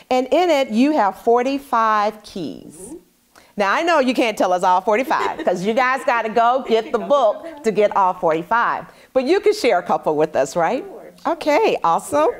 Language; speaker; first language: English; native; English